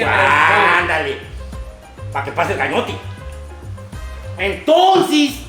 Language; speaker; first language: Spanish; native; Spanish